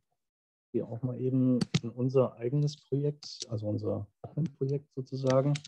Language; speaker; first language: German; native; German